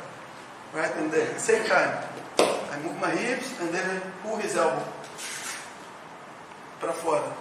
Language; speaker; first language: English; non-native, learner; Portuguese